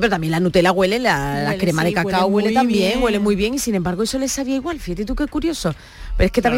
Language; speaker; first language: Spanish; native; Spanish